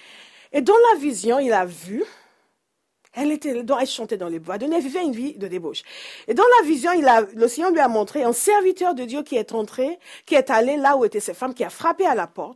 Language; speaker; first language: French; non-native, fluent; English